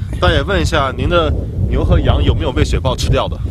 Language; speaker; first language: Chinese; native; Chinese